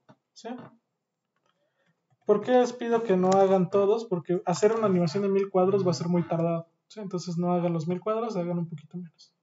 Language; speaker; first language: Spanish; native; Spanish